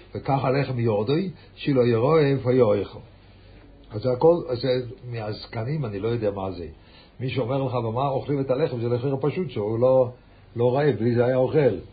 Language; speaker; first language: Hebrew; non-native, fluent; English